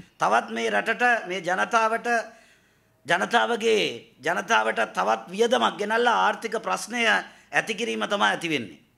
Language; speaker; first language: Sinhala; non-native, local second language; Tamil